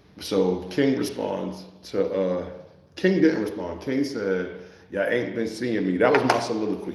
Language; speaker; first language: English; native; English